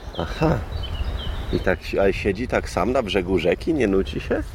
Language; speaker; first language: Polish; native; Polish